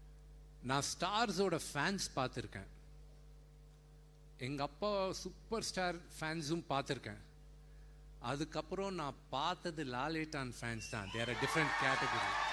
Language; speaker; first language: Tamil; non-native, fluent; Telugu